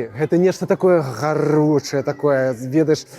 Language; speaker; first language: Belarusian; non-native, local second language; Russian